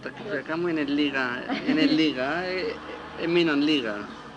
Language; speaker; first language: Greek; early bilingual, heritage; Greek